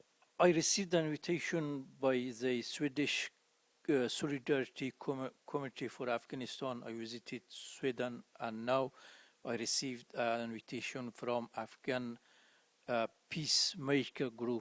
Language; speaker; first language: English; non-native, fluent; Persian